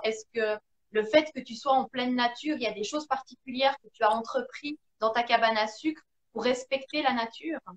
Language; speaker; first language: French; native; French